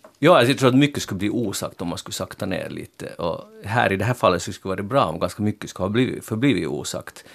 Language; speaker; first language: Swedish; native; Swedish